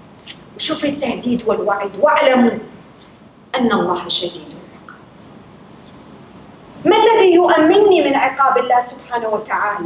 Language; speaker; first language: Arabic; native; Arabic